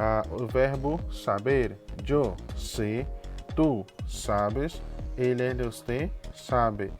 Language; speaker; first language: Spanish; non-native, fluent; Portuguese